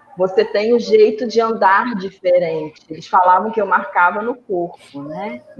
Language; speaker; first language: Portuguese; native; Portuguese